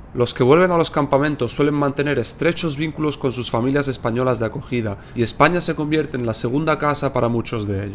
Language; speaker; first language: Spanish; native; Spanish